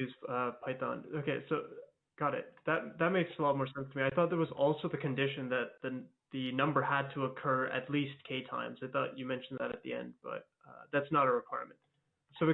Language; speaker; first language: English; native; English